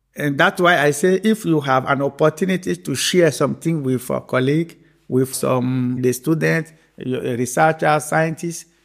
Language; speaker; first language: English; non-native, fluent; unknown